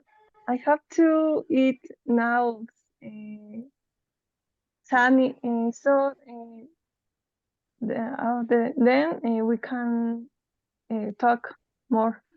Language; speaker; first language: English; non-native, learner; Spanish